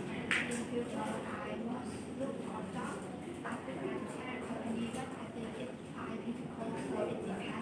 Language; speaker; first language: English; non-native, learner; Vietnamese